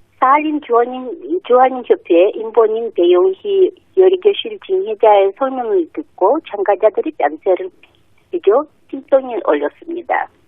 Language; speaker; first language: Korean; early bilingual, heritage; Korean